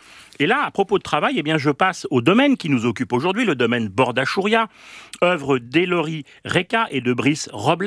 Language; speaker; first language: French; native; French